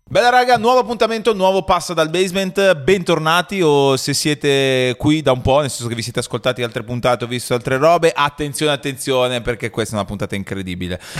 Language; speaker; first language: Italian; native; Italian